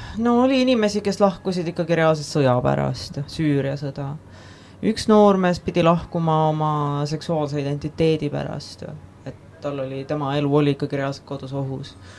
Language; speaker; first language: Estonian; native; Estonian